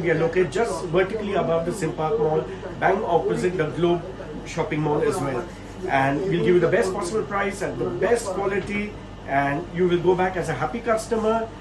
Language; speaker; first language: English; non-native, local second language; Bangla